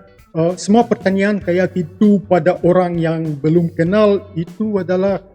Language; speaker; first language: Indonesian; non-native, fluent; Russian